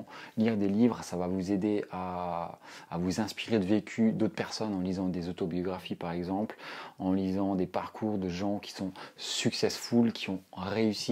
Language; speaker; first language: French; native; French